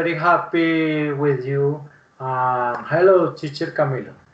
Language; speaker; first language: English; non-native, learner; Spanish